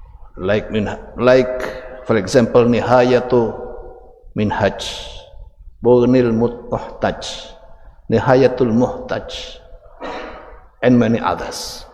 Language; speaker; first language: English; non-native, fluent; Indonesian